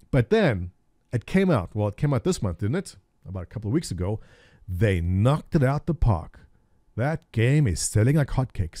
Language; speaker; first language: English; native; English